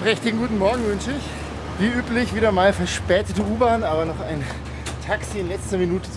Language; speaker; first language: German; native; German